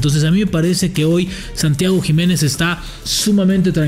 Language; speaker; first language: Spanish; native; Spanish